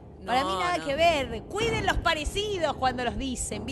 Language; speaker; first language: Spanish; native; Spanish